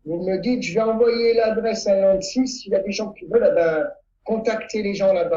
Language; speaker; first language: French; non-native, fluent; Italian